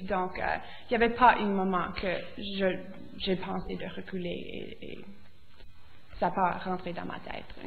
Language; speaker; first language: French; non-native, local second language; English